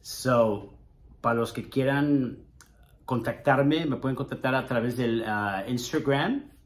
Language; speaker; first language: Spanish; early bilingual, heritage; Spanish